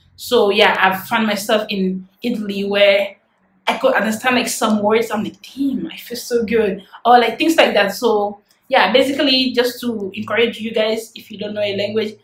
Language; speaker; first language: English; non-native, fluent; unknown